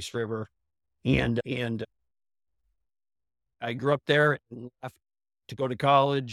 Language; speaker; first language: English; native; English